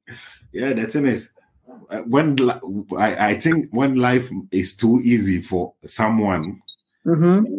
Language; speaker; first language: English; non-native, local second language; Akan